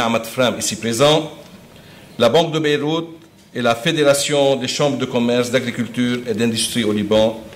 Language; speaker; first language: French; non-native, local second language; Arabic